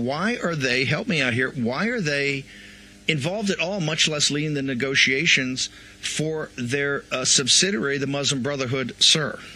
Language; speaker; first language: English; native; English